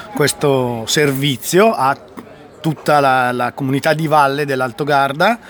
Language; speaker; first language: Italian; native; Italian